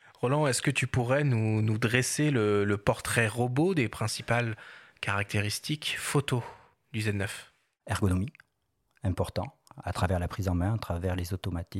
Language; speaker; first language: French; native; French